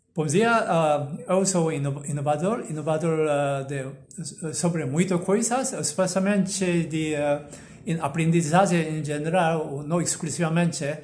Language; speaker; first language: Portuguese; non-native, learner; Korean